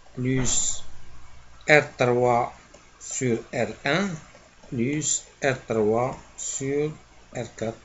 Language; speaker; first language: French; non-native, local second language; Arabic